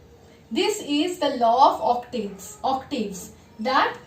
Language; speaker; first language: English; non-native, local second language; Bangla